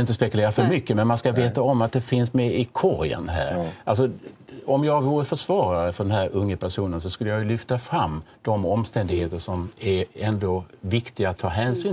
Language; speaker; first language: Swedish; native; Swedish